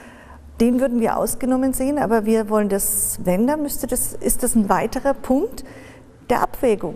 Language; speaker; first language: German; native; German